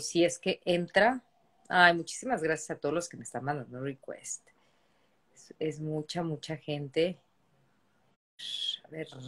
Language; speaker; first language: Spanish; native; Spanish